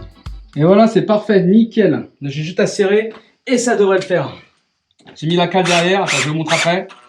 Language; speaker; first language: French; native; French